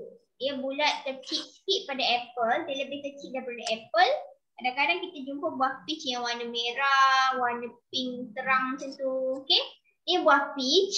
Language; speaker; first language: Malay; native; Malay